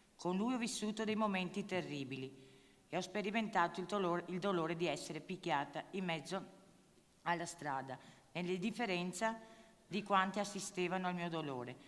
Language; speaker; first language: Italian; native; Italian